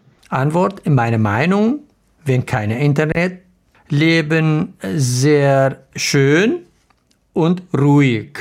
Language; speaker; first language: German; non-native, learner; Arabic